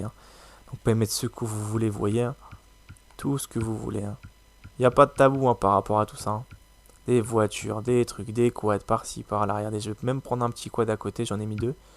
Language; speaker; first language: French; native; French